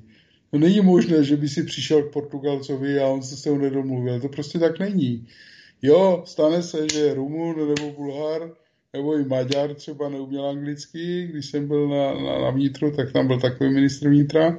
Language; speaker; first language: Czech; native; Czech